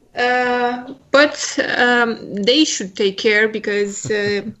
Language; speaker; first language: English; non-native, fluent; Romanian